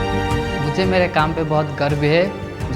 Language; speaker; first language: Hindi; non-native, local second language; Odia